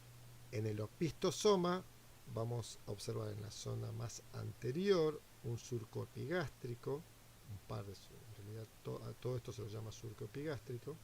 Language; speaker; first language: Spanish; native; Spanish